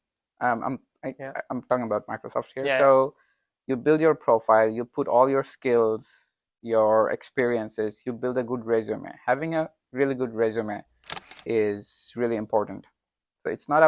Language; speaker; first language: English; non-native, local second language; Bangla